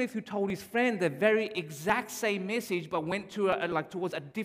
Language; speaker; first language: English; native; English